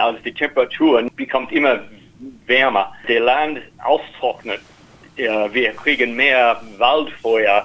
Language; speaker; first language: German; non-native, learner; English